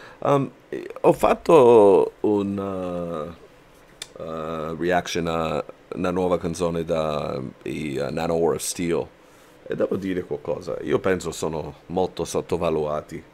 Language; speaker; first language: Italian; non-native, learner; English